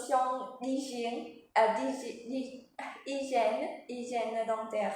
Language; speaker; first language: French; non-native, learner; Vietnamese